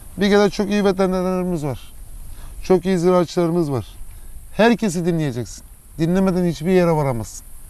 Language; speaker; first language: Turkish; early bilingual, heritage; Turkish